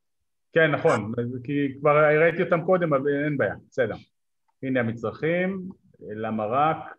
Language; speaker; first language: Hebrew; native; Hebrew